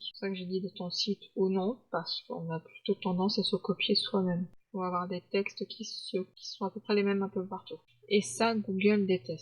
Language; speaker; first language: French; native; French